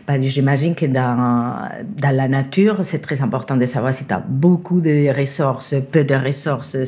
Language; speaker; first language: French; non-native, fluent; Spanish